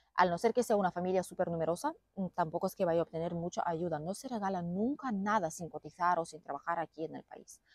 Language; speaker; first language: Spanish; non-native, fluent; Lithuanian